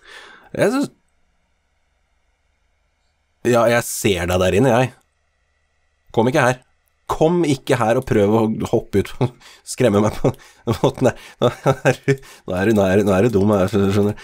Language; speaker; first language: Norwegian; native; Norwegian